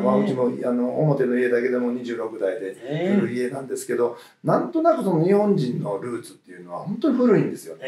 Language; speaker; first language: Japanese; native; Japanese